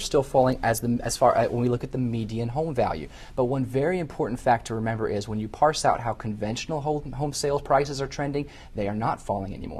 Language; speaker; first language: English; native; English